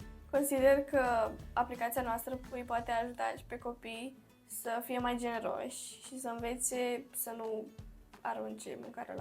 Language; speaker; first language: Romanian; native; Romanian